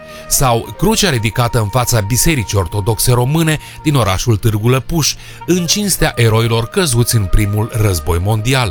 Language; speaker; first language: Romanian; native; Romanian